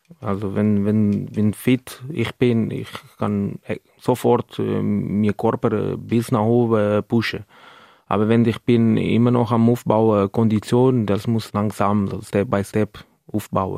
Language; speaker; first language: German; non-native, learner; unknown